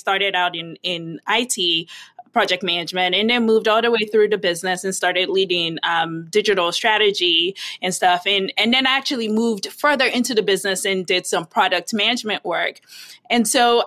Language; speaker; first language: English; non-native, local second language; Yoruba